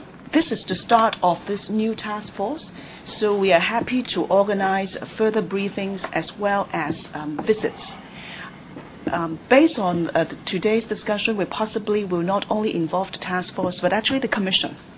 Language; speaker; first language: English; non-native, local second language; Cantonese